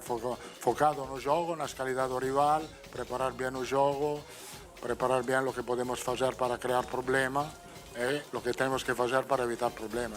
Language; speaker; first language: Portuguese; non-native, fluent; Italian